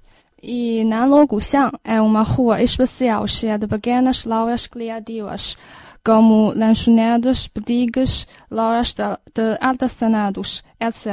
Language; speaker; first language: Portuguese; non-native, learner; Chinese